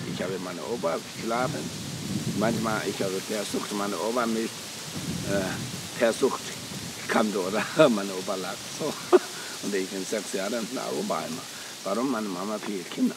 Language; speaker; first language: German; non-native, learner; Tibetan